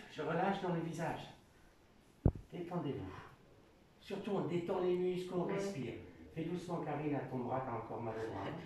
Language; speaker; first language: French; native; French